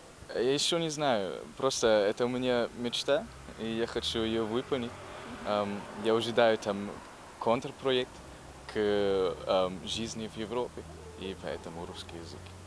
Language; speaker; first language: Russian; non-native, learner; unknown